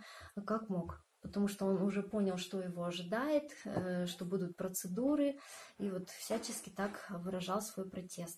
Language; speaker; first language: Russian; native; Russian